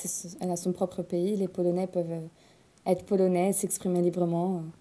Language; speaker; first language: French; early bilingual, other home language; Polish